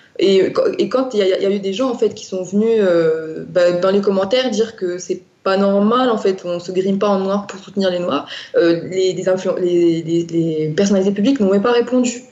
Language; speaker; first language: French; non-native, local second language; Arabic